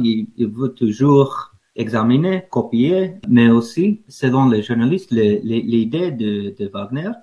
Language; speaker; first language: French; non-native, fluent; English